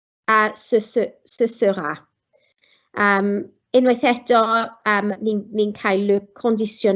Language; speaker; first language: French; non-native, fluent; Welsh